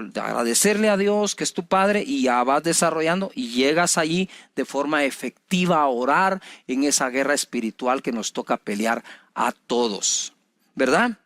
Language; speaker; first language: Spanish; native; Spanish